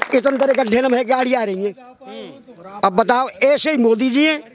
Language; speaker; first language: Hindi; native; Hindi